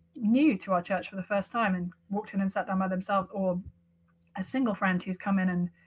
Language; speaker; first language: English; native; English